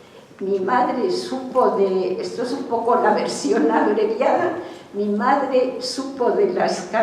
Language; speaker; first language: Spanish; early bilingual, other home language; Hungarian